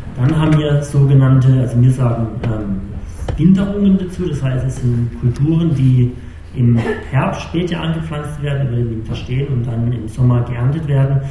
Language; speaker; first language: German; native; German